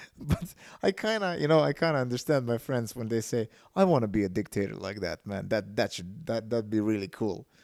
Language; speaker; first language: English; non-native, fluent; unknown